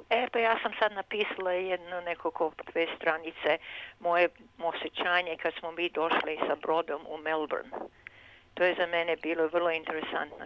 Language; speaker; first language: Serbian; early bilingual, heritage; Serbian